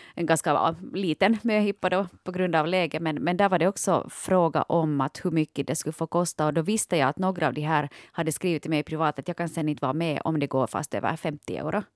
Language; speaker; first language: Swedish; native; Swedish